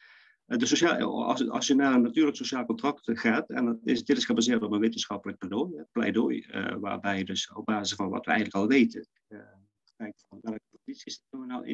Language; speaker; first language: Dutch; native; Dutch